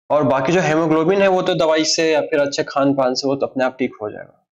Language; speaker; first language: Hindi; native; Hindi